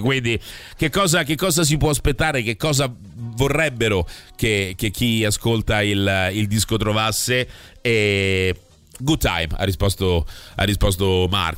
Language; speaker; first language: Italian; native; Italian